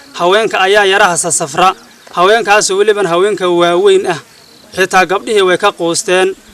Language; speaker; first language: Somali; native; Somali